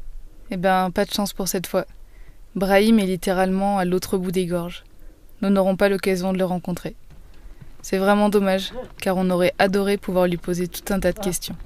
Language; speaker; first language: French; native; French